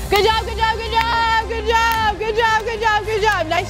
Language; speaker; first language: English; native; English